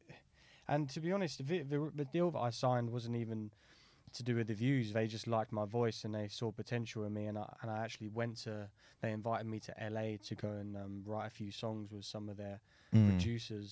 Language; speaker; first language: English; native; English